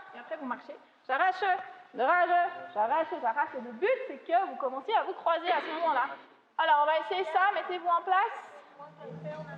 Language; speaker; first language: French; native; French